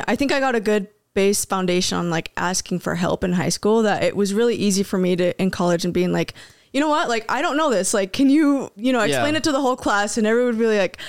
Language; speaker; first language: English; early bilingual, other home language; Spanish